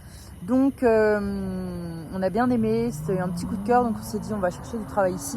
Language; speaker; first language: French; native; French